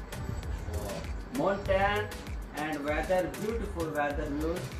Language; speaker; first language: English; non-native, learner; Urdu